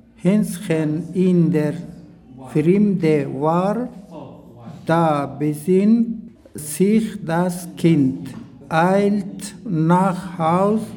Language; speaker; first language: German; non-native, fluent; Persian